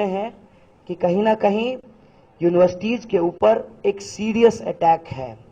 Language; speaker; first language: Hindi; native; Hindi